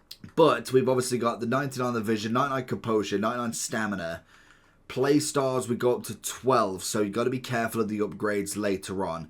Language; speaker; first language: English; native; English